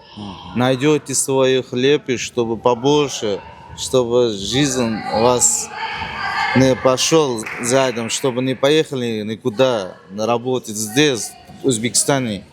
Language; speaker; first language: Russian; non-native, learner; Uzbek